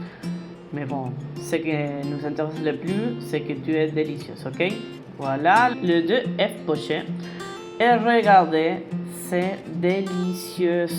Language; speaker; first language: French; non-native, fluent; Spanish